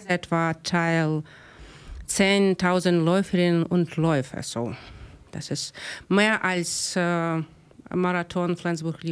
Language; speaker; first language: German; non-native, learner; Ukrainian